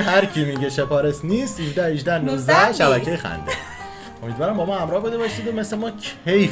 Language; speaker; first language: Persian; native; Persian